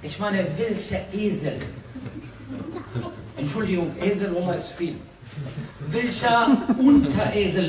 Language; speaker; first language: German; non-native, fluent; Arabic